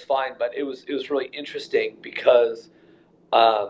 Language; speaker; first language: English; native; English